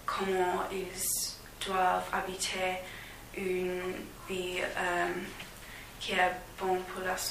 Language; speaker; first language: French; non-native, learner; English